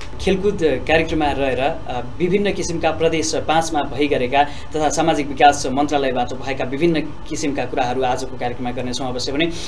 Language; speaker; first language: Nepali; native; Nepali